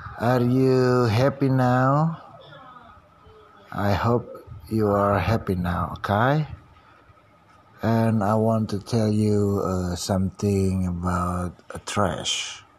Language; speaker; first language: English; non-native, learner; Indonesian